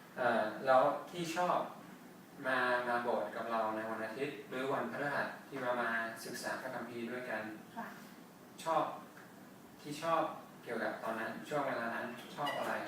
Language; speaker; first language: Thai; non-native, fluent; English